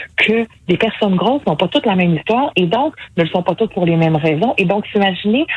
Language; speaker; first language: French; native; French